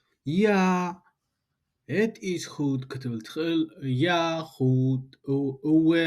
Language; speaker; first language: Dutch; non-native, fluent; Tigrinya